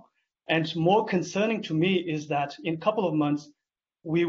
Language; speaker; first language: English; non-native, local second language; Tibetan